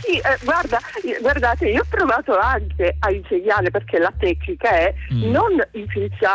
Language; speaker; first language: Italian; native; Italian